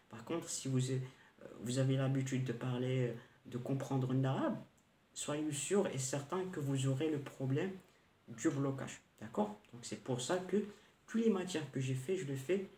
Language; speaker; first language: French; non-native, local second language; Arabic